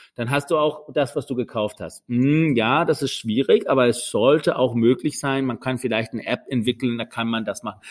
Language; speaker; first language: German; non-native, fluent; Danish